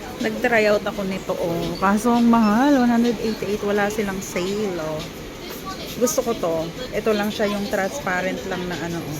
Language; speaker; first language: Filipino; native; Filipino